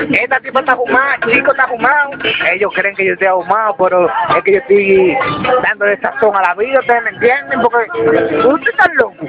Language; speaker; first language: Spanish; native; Spanish